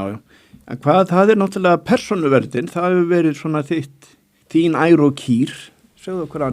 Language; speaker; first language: Icelandic; native; Icelandic